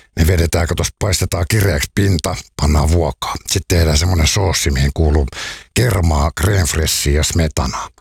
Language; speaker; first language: Finnish; native; Finnish